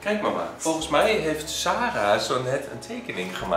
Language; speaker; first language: Dutch; native; Dutch